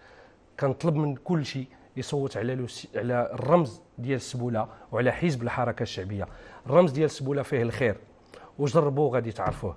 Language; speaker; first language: Arabic; native; Arabic